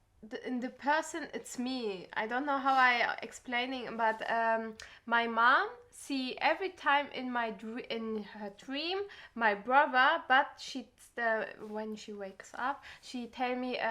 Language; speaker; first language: English; non-native, learner; German